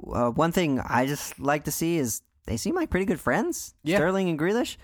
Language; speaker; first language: English; native; English